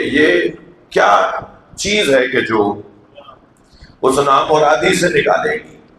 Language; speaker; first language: Urdu; native; Urdu